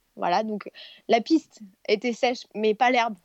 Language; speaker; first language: French; native; French